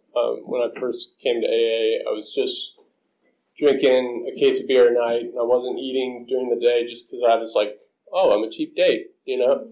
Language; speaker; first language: English; native; English